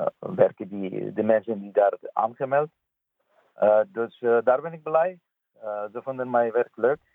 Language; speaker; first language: Dutch; non-native, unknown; Persian